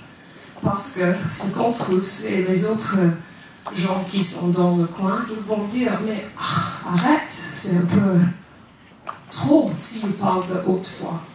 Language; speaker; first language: French; non-native, fluent; English